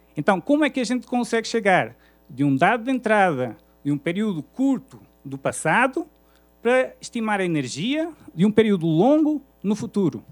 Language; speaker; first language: Portuguese; native; Portuguese